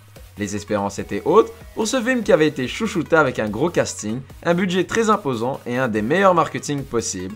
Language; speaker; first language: French; native; French